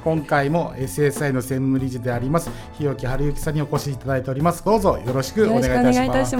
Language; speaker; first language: Japanese; native; Japanese